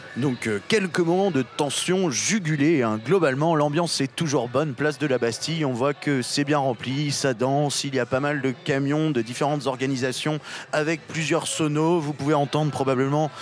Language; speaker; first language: French; native; French